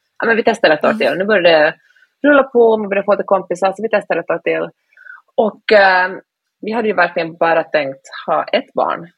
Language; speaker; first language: Swedish; native; Swedish